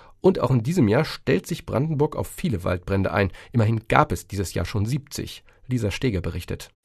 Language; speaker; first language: German; native; German